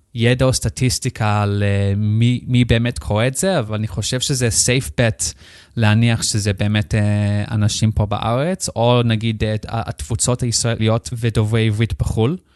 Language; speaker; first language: Hebrew; non-native, fluent; English